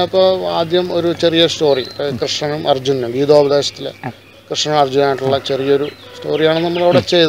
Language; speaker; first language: Malayalam; native; Malayalam